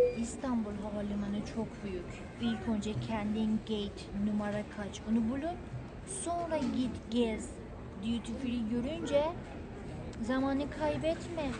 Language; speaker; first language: Turkish; non-native, fluent; Persian